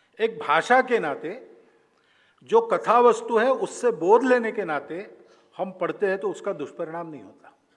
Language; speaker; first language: Hindi; non-native, local second language; Marathi